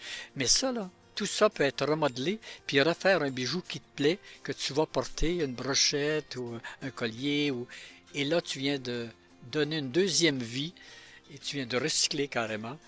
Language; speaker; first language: French; native; French